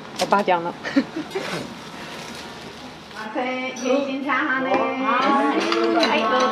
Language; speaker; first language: Japanese; non-native, fluent; Chinese